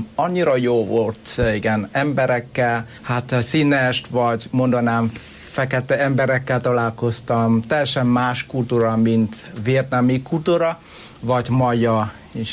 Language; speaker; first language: Hungarian; non-native, fluent; Vietnamese